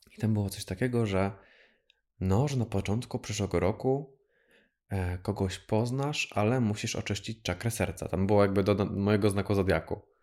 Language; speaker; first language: Polish; native; Polish